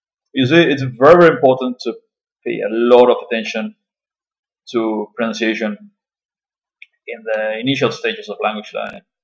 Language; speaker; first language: English; non-native, fluent; Spanish